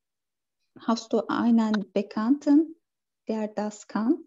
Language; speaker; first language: German; non-native, learner; Turkish